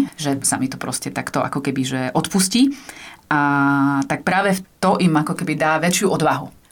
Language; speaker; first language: Slovak; native; Slovak